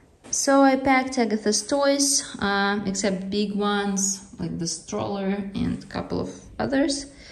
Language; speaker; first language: English; non-native, fluent; Russian